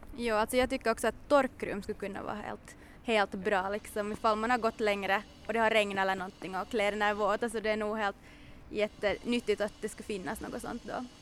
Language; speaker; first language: Swedish; native; Swedish